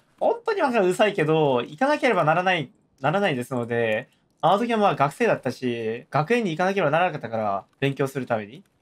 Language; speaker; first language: Japanese; non-native, fluent; Korean